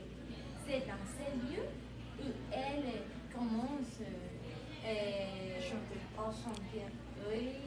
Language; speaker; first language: French; non-native, learner; Spanish